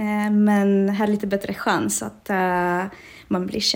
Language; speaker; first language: Swedish; non-native, fluent; Czech